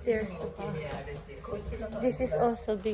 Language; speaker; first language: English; non-native, learner; Japanese